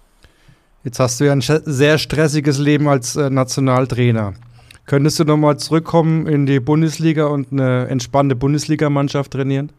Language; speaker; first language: German; native; German